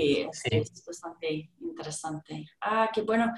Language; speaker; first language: Spanish; non-native, learner; English